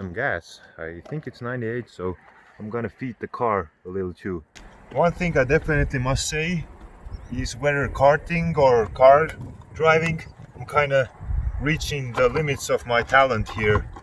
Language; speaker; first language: English; non-native, fluent; Estonian